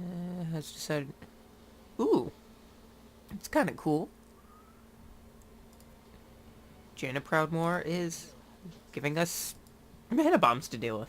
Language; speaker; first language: English; native; English